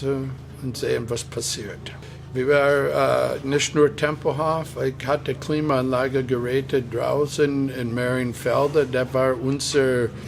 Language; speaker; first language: German; non-native, fluent; English